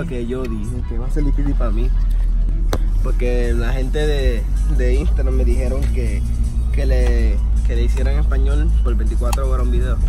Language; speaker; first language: Spanish; early bilingual, heritage; English